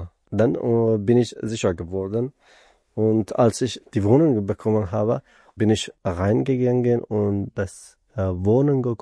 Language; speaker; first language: German; non-native, learner; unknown